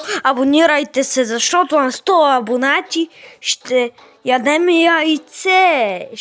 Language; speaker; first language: Bulgarian; native; Bulgarian